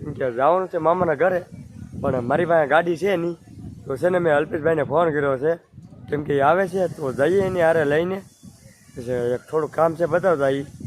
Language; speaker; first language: Gujarati; native; Gujarati